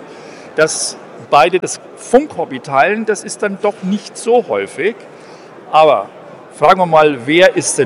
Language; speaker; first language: German; native; German